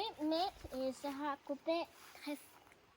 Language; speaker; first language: French; early bilingual, other home language; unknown